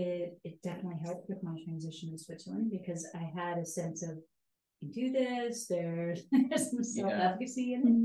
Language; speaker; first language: English; native; English